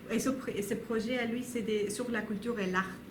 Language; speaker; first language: French; non-native, learner; Spanish